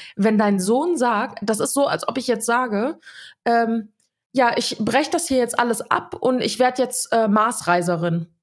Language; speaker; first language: German; early bilingual, other home language; Serbian